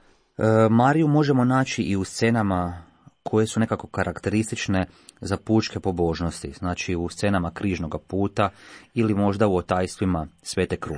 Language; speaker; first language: Croatian; native; Croatian